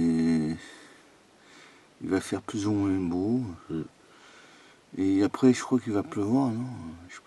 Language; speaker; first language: French; native; French